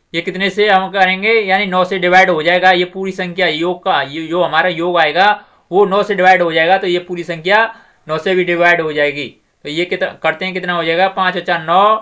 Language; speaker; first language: Hindi; native; Hindi